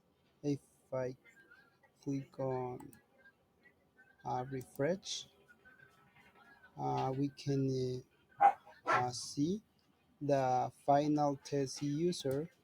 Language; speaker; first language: English; non-native, learner; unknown